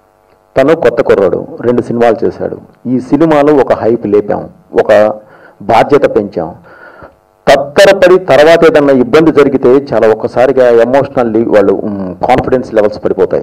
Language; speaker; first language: Telugu; native; Telugu